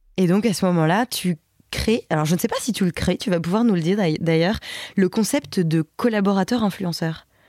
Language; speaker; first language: French; native; French